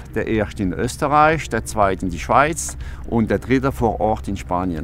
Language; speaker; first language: German; non-native, fluent; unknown